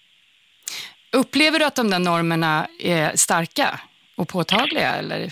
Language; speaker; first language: Swedish; native; Swedish